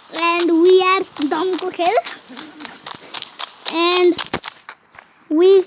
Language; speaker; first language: English; non-native, learner; Nepali